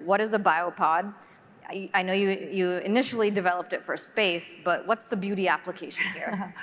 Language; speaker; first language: English; native; English